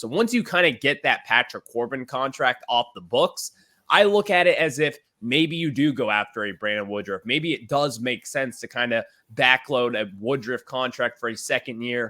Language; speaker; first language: English; native; English